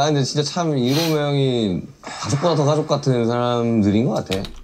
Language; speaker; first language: Korean; native; Korean